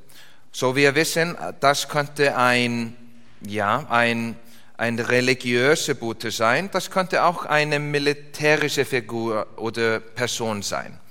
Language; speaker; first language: German; non-native, learner; English